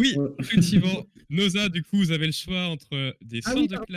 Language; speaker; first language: French; native; French